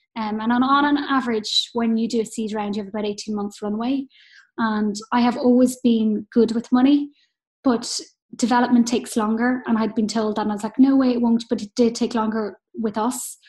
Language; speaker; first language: English; native; English